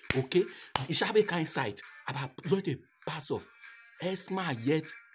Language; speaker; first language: German; non-native, learner; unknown